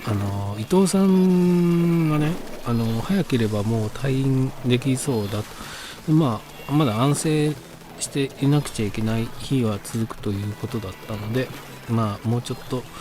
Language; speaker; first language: Japanese; native; Japanese